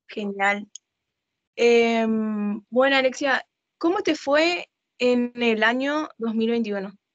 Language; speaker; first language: Spanish; native; Spanish